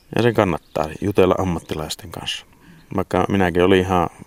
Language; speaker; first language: Finnish; early bilingual, heritage; Finnish